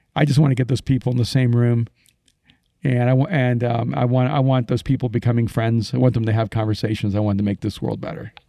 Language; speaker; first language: English; early bilingual, other home language; Spanish